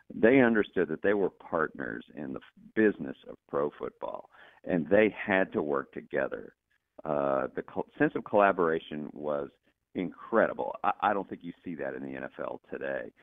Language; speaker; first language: English; native; English